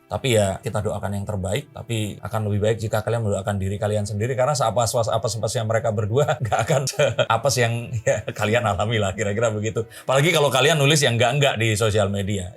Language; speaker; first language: Indonesian; native; Indonesian